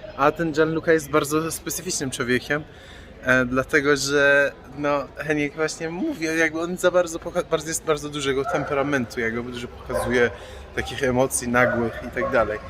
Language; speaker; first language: Polish; non-native, fluent; Persian